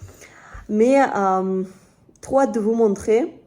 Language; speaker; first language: French; non-native, fluent; Russian